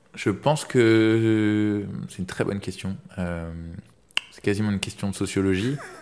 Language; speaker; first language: French; native; French